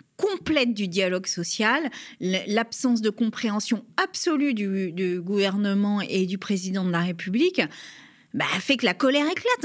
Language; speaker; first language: French; native; French